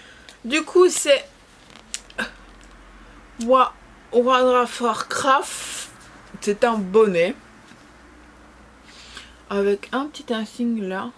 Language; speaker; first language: French; native; French